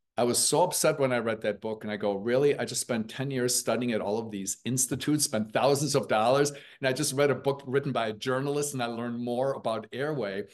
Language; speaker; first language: English; early bilingual, other home language; German